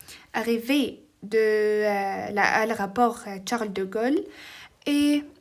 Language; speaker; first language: French; non-native, learner; Arabic